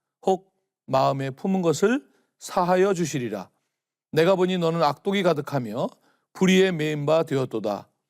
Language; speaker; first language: Korean; native; Korean